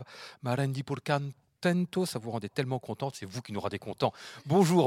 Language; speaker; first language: French; native; French